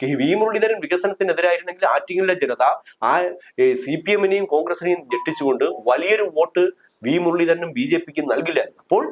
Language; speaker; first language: Malayalam; native; Malayalam